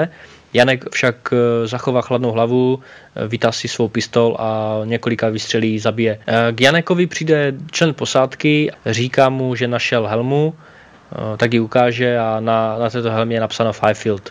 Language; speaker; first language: Czech; native; Czech